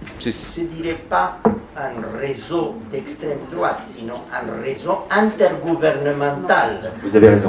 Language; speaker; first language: French; non-native, learner; Portuguese